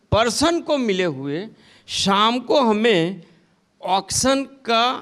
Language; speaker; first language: Hindi; non-native, local second language; Gujarati